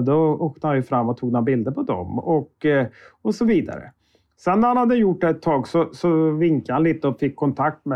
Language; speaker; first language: Swedish; native; Swedish